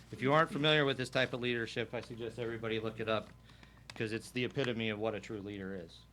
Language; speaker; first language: English; native; English